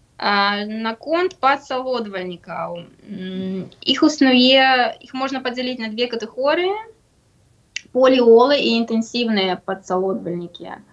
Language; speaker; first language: Belarusian; non-native, local second language; Russian